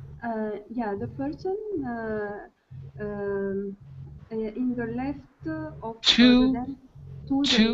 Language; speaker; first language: English; non-native, learner; Arabic